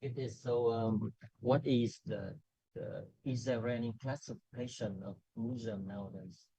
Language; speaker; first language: English; non-native, local second language; Vietnamese